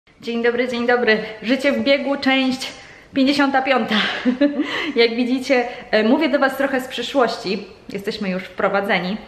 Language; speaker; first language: Polish; native; Polish